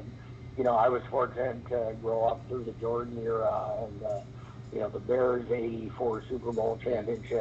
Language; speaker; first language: English; native; English